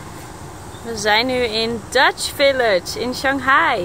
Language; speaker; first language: Dutch; native; Dutch